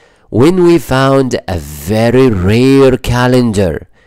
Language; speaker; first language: English; non-native, fluent; Arabic